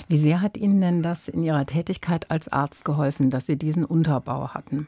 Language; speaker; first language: German; native; German